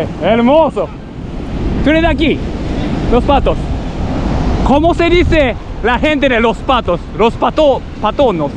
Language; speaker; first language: Spanish; non-native, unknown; Japanese